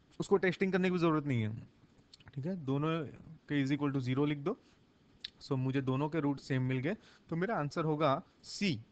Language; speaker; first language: Hindi; non-native, local second language; Gujarati